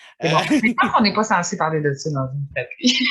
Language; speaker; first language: French; native; French